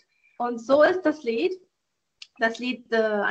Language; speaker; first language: German; non-native, fluent; Arabic